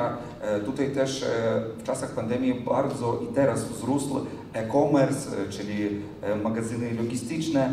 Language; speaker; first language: Polish; non-native, fluent; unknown